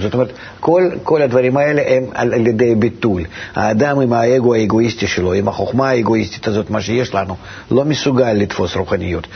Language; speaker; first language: Hebrew; non-native, fluent; Russian